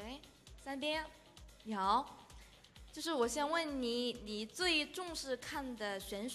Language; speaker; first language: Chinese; non-native, learner; Korean